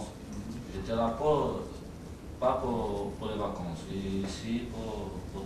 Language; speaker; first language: French; non-native, learner; Portuguese